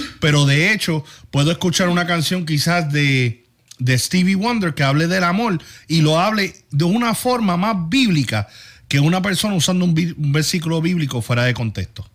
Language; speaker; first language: Spanish; early bilingual, heritage; Spanish